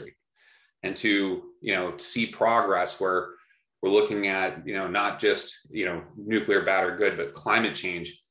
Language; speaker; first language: English; native; English